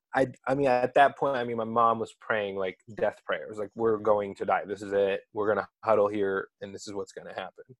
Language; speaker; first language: English; early bilingual, other home language; Arabic